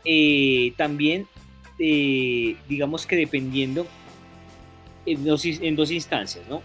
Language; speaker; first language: Spanish; native; Spanish